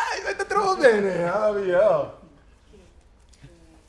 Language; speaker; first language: Italian; non-native, fluent; French